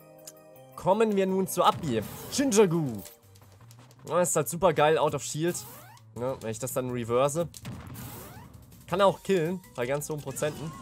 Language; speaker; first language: German; native; German